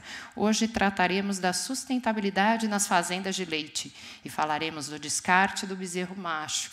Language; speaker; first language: Portuguese; native; Portuguese